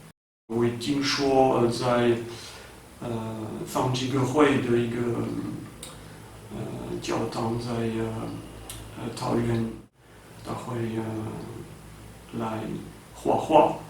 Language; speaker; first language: Chinese; non-native, fluent; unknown